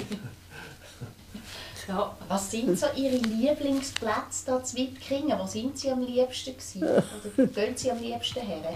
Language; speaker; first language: German; native; German